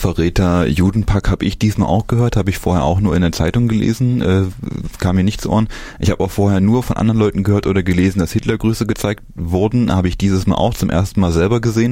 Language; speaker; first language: German; native; German